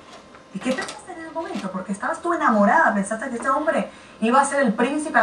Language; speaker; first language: Spanish; native; Spanish